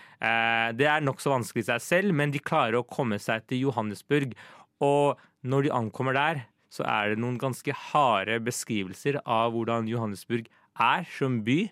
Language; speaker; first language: Norwegian; native; Norwegian